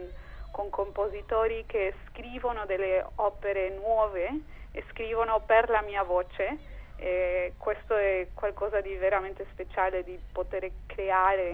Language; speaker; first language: Italian; non-native, fluent; Spanish